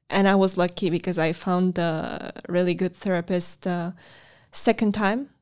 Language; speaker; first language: English; non-native, fluent; Polish